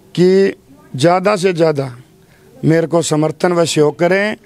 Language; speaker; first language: Hindi; native; Hindi